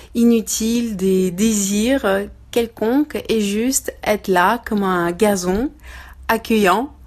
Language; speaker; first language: French; non-native, fluent; Russian